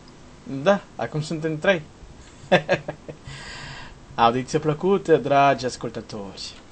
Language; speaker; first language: Romanian; non-native, learner; Portuguese